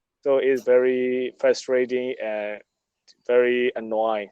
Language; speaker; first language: English; non-native, learner; Burmese